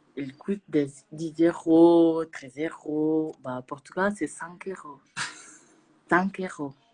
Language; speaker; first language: French; non-native, learner; Portuguese